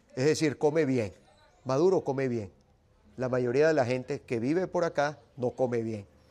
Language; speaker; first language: Spanish; native; Spanish